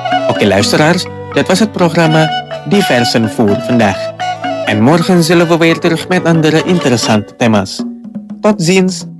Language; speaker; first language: Dutch; non-native, fluent; Indonesian